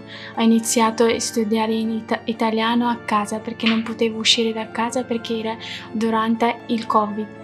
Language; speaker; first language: Italian; non-native, learner; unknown